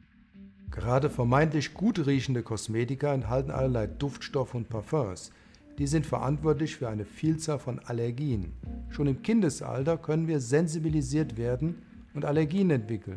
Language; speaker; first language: German; native; German